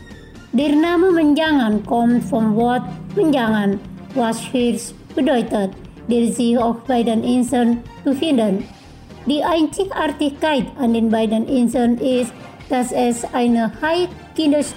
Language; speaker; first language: German; non-native, fluent; Indonesian